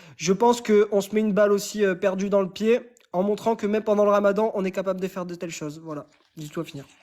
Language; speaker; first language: French; native; French